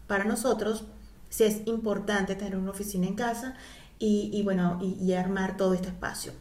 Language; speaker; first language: Spanish; native; Spanish